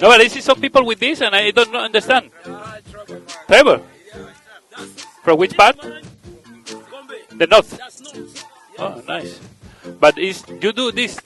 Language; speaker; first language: English; non-native, learner; Spanish